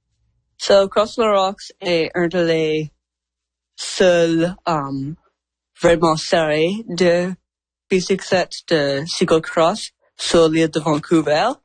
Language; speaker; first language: French; non-native, learner; English